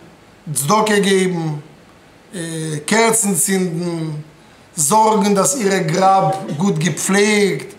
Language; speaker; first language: German; non-native, fluent; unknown